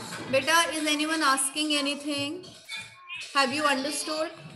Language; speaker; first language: English; non-native, local second language; Hindi